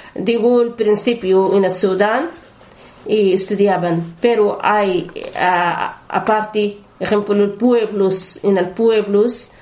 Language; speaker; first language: Spanish; non-native, learner; Arabic